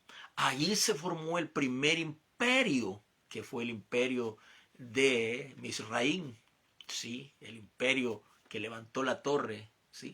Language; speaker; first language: Spanish; native; Spanish